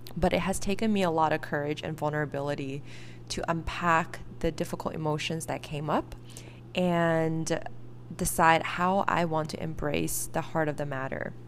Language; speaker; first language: English; early bilingual, other home language; Chinese